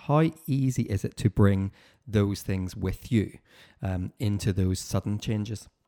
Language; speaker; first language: English; native; English